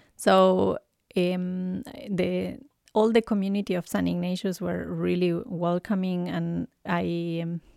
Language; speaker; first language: English; non-native, fluent; Spanish